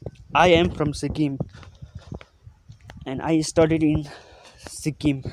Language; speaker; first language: English; non-native, local second language; Nepali